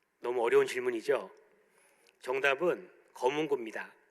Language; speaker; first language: Korean; native; Korean